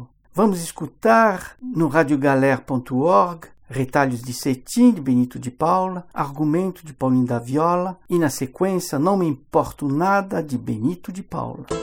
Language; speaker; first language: Portuguese; non-native, fluent; French